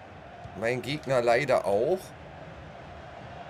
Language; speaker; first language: German; native; German